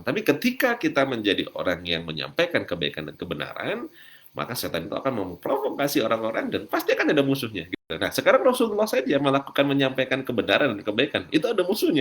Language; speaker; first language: Indonesian; native; Indonesian